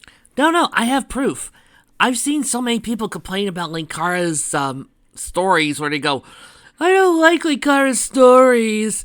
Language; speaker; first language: English; native; English